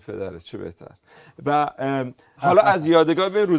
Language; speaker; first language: Persian; native; Persian